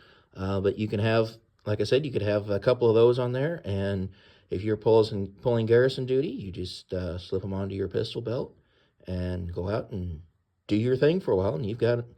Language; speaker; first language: English; native; English